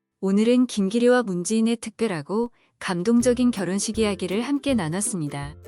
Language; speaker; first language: Korean; native; Korean